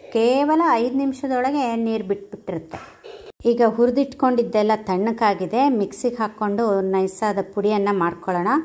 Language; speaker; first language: Kannada; non-native, local second language; Konkani